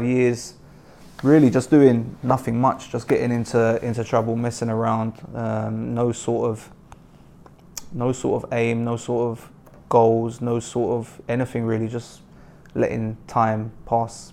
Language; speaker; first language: English; native; English